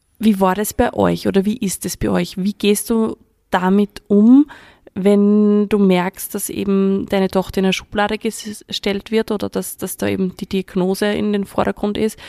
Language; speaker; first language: German; native; German